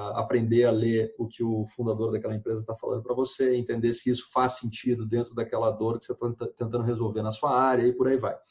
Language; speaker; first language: Portuguese; native; Portuguese